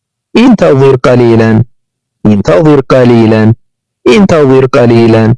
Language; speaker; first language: Arabic; non-native, learner; Amharic